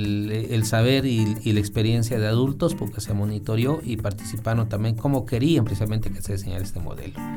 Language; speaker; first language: Spanish; native; Spanish